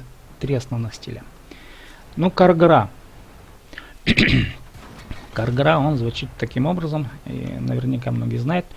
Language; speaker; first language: Russian; native; Russian